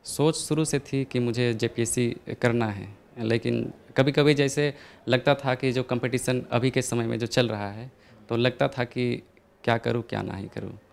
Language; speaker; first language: Hindi; native; Hindi